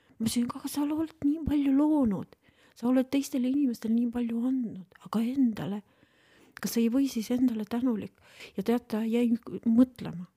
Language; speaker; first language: Estonian; non-native, local second language; Russian